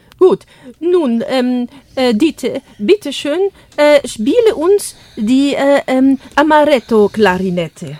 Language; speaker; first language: German; native; German